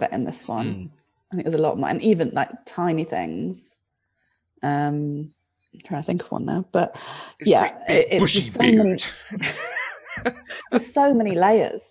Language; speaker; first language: English; native; English